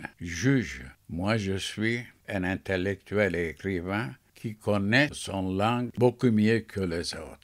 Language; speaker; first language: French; non-native, fluent; Turkish